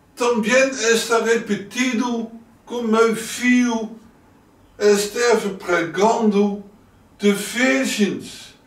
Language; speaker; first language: Portuguese; non-native, learner; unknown